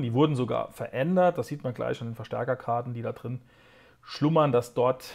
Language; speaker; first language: German; native; German